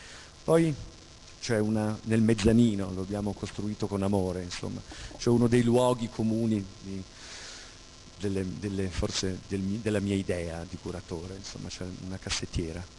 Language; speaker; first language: Italian; native; Italian